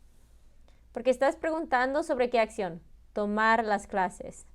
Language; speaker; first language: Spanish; early bilingual, heritage; Spanish